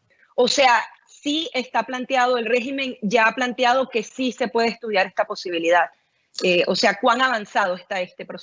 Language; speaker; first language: Spanish; native; Spanish